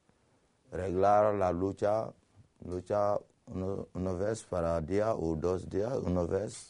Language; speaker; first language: Spanish; non-native, learner; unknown